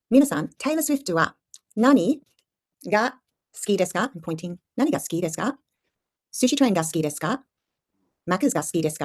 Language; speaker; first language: Japanese; non-native, fluent; English